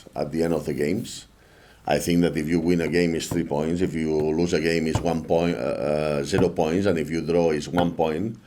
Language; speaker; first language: English; non-native, fluent; Spanish